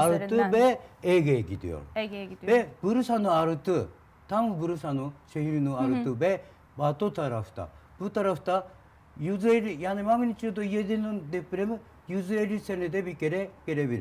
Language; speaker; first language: Turkish; non-native, learner; Japanese